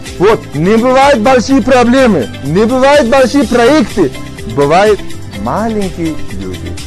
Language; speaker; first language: Russian; non-native, local second language; Uzbek